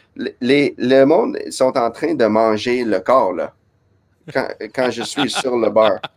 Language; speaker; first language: French; non-native, fluent; English